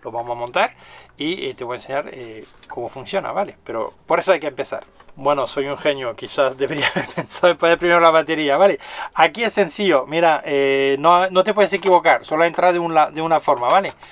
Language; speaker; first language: Spanish; non-native, fluent; French